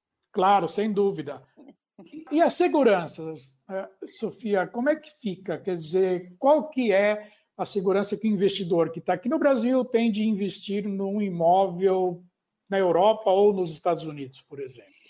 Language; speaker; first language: Portuguese; native; Portuguese